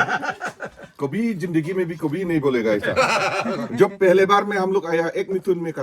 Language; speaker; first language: Hindi; non-native, local second language; Khasi